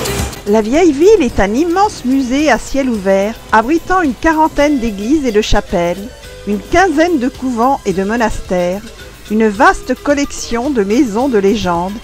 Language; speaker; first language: French; native; French